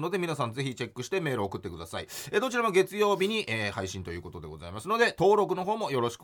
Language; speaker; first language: Japanese; native; Japanese